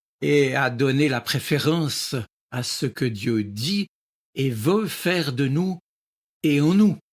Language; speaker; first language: French; native; French